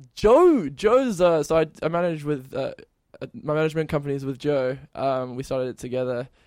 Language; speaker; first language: English; native; English